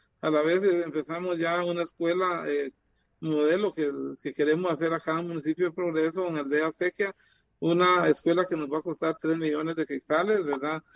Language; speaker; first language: Spanish; native; Spanish